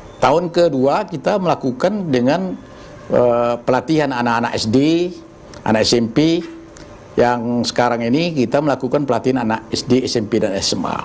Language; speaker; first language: Malay; native; Malay